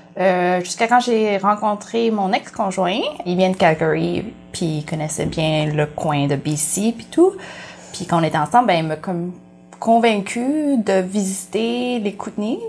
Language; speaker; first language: French; early bilingual, other home language; Vietnamese